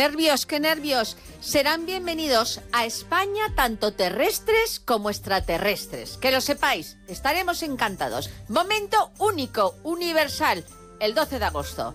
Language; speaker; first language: Spanish; native; Spanish